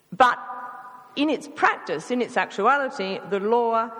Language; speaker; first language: English; native; English